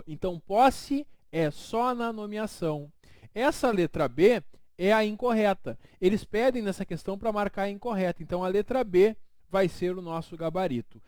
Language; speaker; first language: Portuguese; native; Portuguese